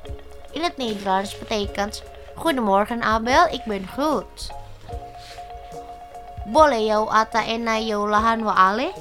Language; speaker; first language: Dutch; non-native, learner; Indonesian